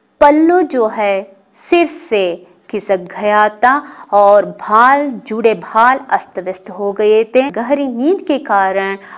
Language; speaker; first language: Hindi; non-native, local second language; Kannada